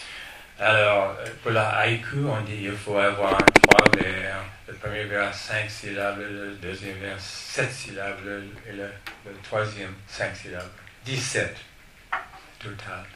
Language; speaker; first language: French; non-native, fluent; English